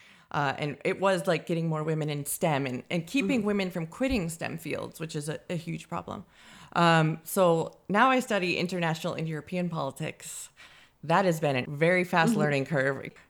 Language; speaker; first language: English; native; English